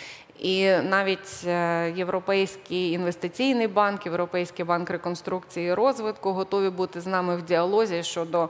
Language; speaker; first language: Ukrainian; native; Ukrainian